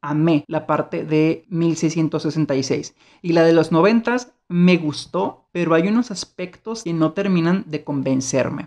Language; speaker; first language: Spanish; native; Spanish